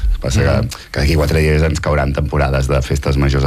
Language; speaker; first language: Catalan; native; Catalan